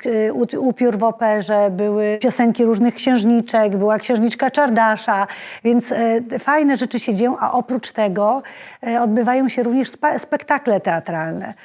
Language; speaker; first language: Polish; native; Polish